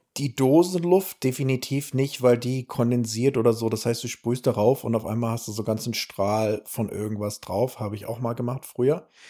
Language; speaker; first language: German; early bilingual, heritage; German